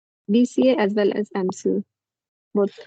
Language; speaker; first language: English; non-native, learner; Hindi